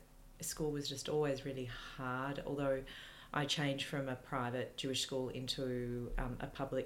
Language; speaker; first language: English; native; English